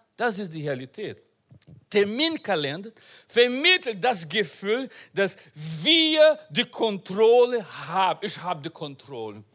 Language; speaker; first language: German; non-native, learner; Portuguese